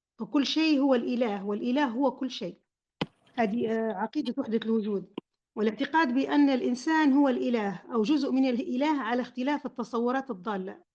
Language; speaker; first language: Arabic; native; Arabic